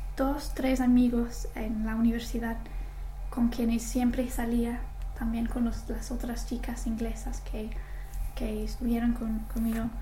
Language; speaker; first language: Spanish; non-native, fluent; English